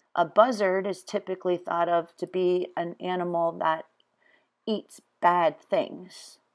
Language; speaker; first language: English; native; English